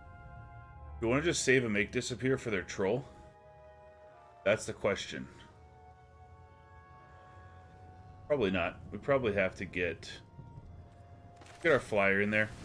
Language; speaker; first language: English; native; English